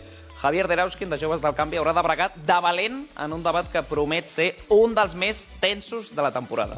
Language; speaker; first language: Catalan; native; Catalan